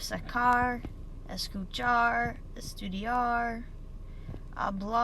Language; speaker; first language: Spanish; non-native, learner; English